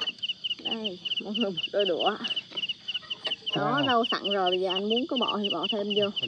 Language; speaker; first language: Vietnamese; native; Vietnamese